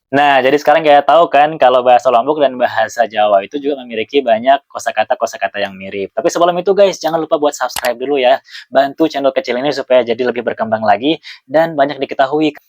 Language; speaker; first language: Indonesian; non-native, local second language; Sasak